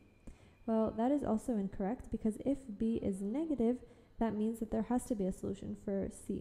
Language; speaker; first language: English; native; English